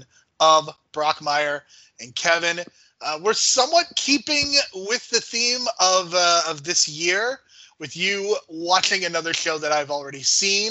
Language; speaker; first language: English; native; English